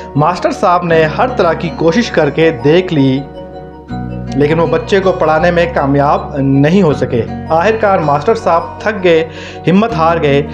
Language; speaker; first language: Urdu; native; Urdu